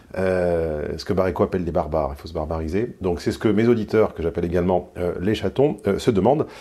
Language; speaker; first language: French; native; French